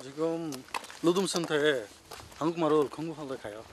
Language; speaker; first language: Korean; non-native, learner; Bangla